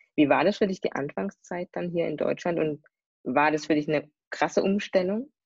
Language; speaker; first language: German; native; German